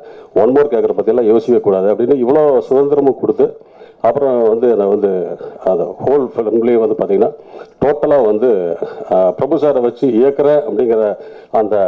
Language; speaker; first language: Tamil; native; Tamil